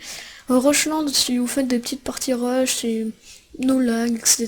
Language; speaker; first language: French; native; French